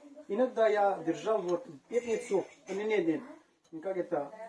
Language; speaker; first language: Russian; non-native, learner; Manipuri